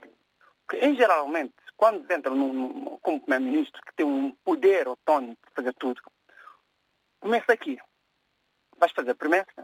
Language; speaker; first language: Portuguese; non-native, local second language; Kabuverdianu